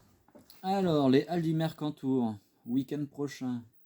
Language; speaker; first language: French; native; French